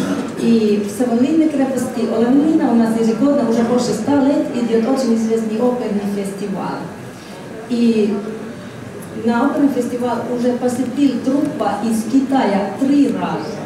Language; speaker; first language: Russian; non-native, fluent; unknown